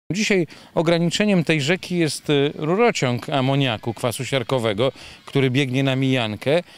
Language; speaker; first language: Polish; native; Polish